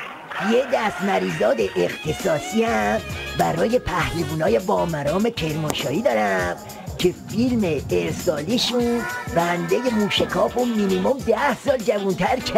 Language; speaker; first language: Persian; native; Persian